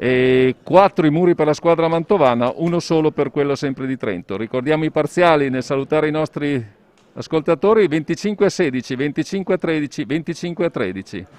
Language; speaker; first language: Italian; native; Italian